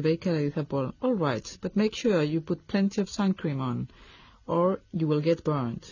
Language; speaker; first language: English; non-native, fluent; Spanish